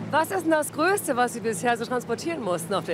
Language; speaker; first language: German; native; German